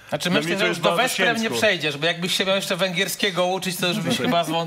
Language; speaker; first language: Polish; native; Polish